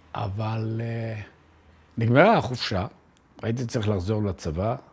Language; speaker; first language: Hebrew; native; Hebrew